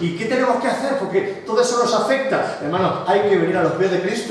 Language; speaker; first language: Spanish; native; Spanish